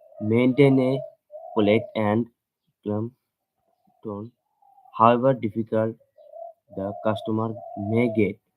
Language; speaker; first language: English; non-native, local second language; Bangla